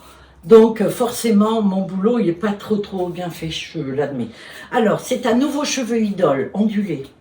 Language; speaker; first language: French; native; French